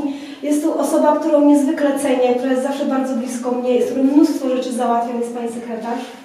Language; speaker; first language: Polish; native; Polish